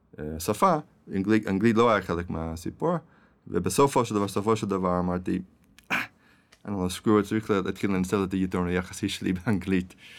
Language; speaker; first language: Hebrew; non-native, fluent; English